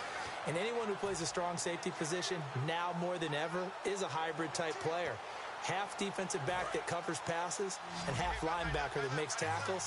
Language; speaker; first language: English; native; English